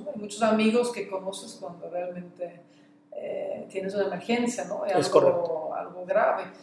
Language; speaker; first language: Spanish; non-native, fluent; Dutch